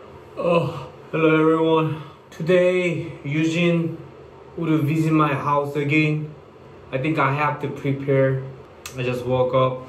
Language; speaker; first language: English; non-native, learner; Korean